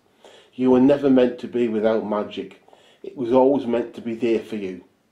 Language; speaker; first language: English; native; English